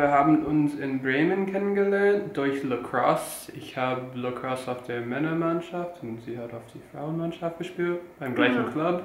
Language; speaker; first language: German; non-native, fluent; English